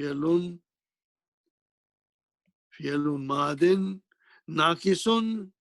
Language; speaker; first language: Arabic; non-native, fluent; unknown